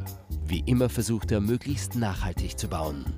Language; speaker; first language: German; native; German